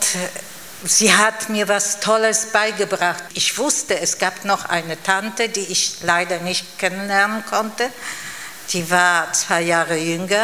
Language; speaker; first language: German; non-native, fluent; Polish